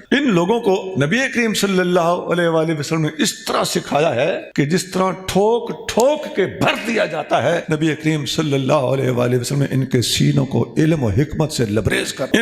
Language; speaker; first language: Urdu; non-native, local second language; Punjabi